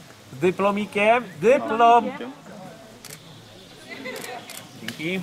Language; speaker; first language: Polish; native; Polish